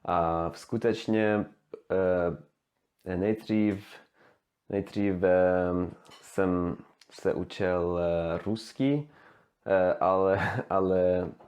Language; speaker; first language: Czech; non-native, learner; Swedish